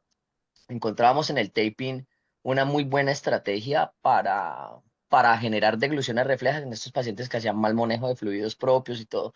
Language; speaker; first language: Spanish; native; Spanish